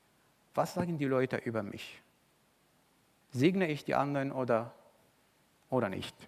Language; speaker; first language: German; non-native, fluent; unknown